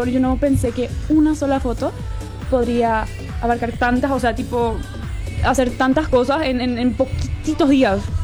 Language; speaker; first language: Spanish; non-native, fluent; German